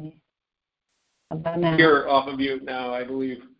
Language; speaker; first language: English; native; English